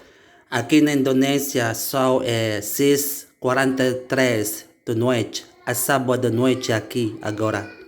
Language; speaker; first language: Portuguese; non-native, learner; Indonesian